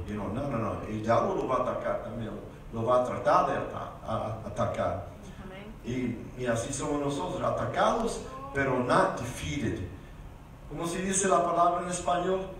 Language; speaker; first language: Spanish; early bilingual, heritage; Spanish